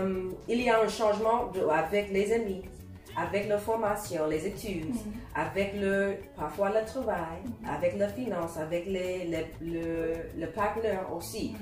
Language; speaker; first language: French; non-native, learner; English